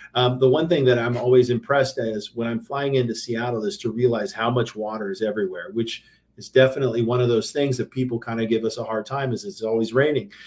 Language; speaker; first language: English; native; English